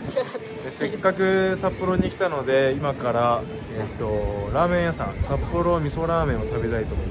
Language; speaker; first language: Japanese; native; Japanese